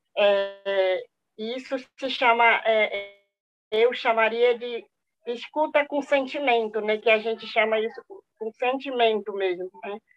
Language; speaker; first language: Portuguese; non-native, local second language; Guarani